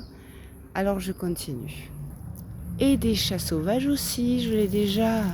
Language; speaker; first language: French; native; French